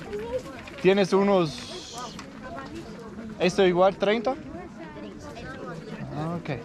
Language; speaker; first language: Spanish; non-native, learner; Danish